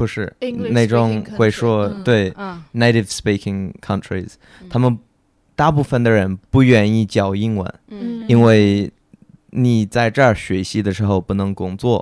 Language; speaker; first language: Chinese; non-native, fluent; English